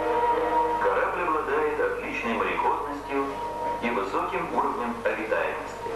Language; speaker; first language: Russian; native; Russian